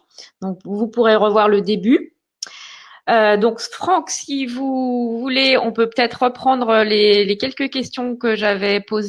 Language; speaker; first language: French; native; French